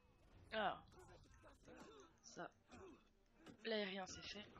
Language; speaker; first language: French; native; French